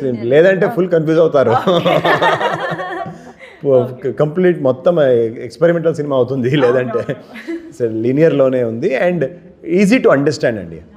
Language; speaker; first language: Telugu; non-native, learner; Kannada